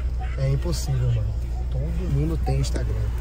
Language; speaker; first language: Portuguese; native; Portuguese